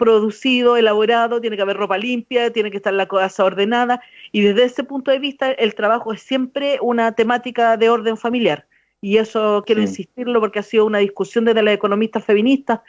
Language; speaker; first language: Spanish; native; Spanish